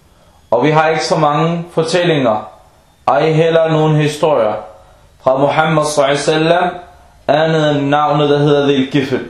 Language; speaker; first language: Danish; early bilingual, other home language; Arabic